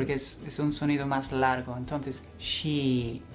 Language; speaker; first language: Spanish; non-native, fluent; English